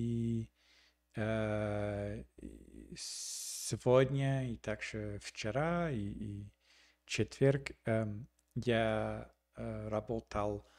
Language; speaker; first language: Russian; non-native, learner; English